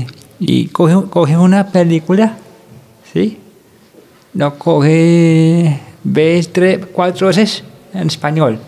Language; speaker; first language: Spanish; non-native, local second language; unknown